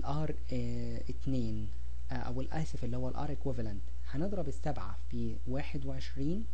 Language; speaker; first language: Arabic; native; Arabic